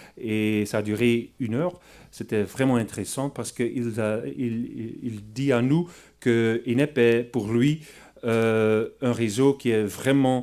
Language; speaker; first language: French; non-native, fluent; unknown